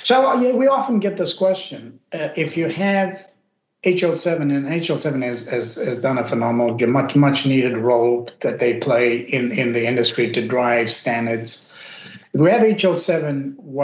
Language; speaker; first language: English; native; English